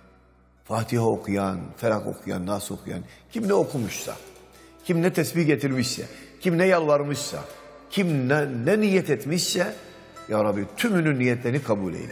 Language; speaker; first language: Turkish; native; Turkish